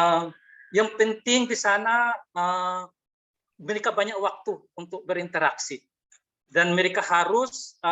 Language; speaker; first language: Indonesian; non-native, fluent; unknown